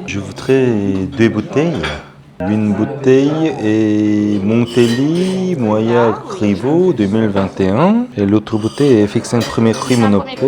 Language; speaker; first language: French; non-native, fluent; Korean